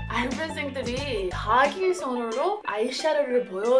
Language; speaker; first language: Korean; non-native, fluent; English